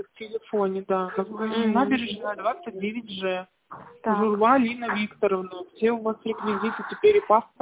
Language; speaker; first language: Russian; native; Russian